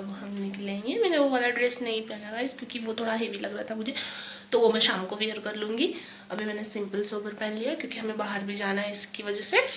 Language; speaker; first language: Hindi; native; Hindi